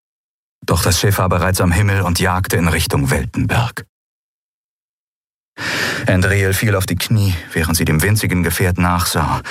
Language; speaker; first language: German; native; German